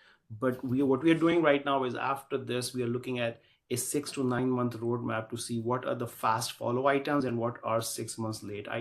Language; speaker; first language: English; native; English